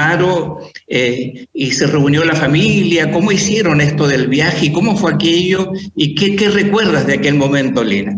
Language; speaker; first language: Spanish; native; Spanish